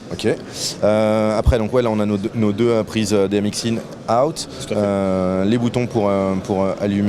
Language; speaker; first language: French; native; French